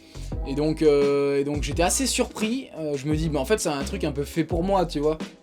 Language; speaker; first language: French; native; French